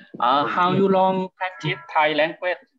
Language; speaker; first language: English; non-native, learner; Thai